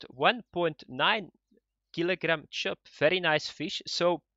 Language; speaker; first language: English; non-native, fluent; Dutch